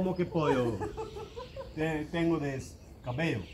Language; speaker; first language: Spanish; non-native, learner; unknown